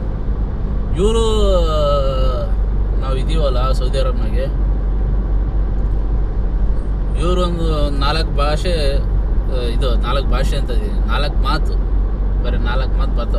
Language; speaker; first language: Kannada; non-native, local second language; Urdu